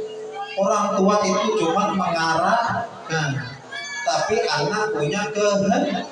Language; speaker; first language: Indonesian; non-native, local second language; Banjar